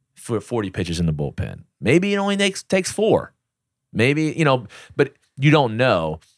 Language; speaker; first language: English; native; English